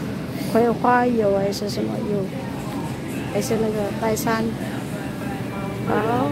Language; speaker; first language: Chinese; non-native, learner; Indonesian